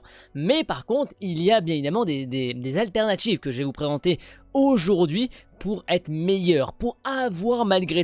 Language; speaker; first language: French; native; French